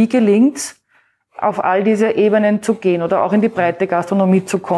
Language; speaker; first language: German; native; German